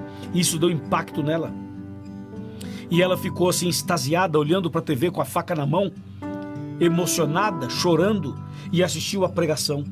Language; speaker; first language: Portuguese; native; Portuguese